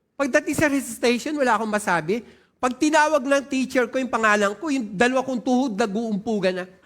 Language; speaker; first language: Filipino; non-native, local second language; Waray